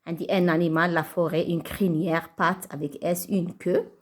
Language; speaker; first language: French; non-native, local second language; Arabic